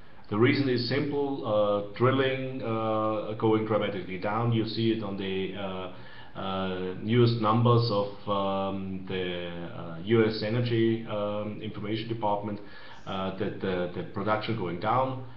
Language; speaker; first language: English; non-native, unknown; German